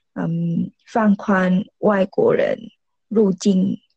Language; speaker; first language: Chinese; non-native, fluent; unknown